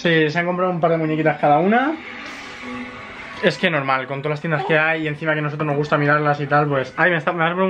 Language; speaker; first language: Spanish; native; Spanish